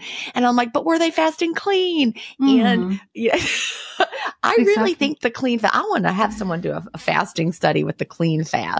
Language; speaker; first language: English; native; English